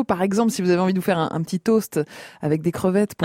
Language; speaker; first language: French; native; French